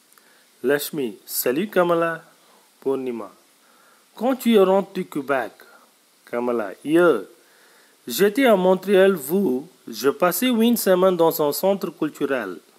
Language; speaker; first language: French; non-native, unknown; Tamil